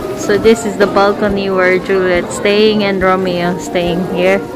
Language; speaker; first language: English; non-native, local second language; Filipino